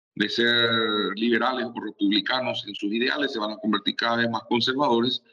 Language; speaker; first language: Spanish; native; Spanish